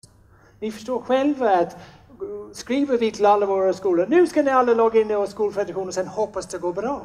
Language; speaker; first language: Swedish; non-native, fluent; English